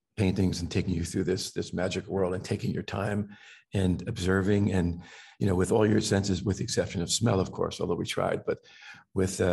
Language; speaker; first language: English; native; English